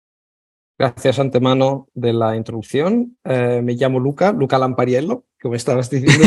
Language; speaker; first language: Spanish; non-native, fluent; Italian